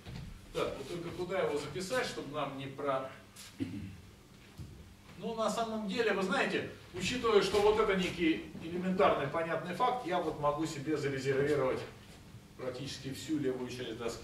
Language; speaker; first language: Russian; native; Russian